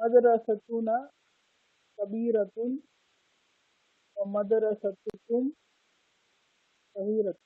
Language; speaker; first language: Arabic; non-native, learner; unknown